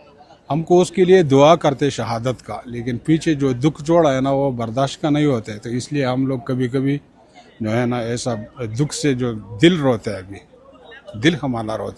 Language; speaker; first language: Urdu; non-native, fluent; Pashto